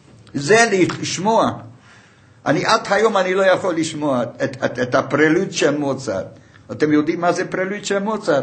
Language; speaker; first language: Hebrew; non-native, fluent; Hungarian